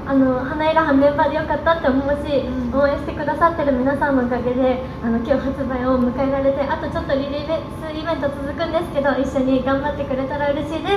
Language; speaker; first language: Japanese; native; Japanese